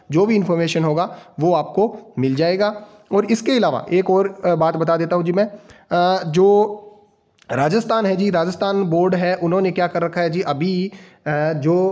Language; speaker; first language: Hindi; non-native, local second language; Punjabi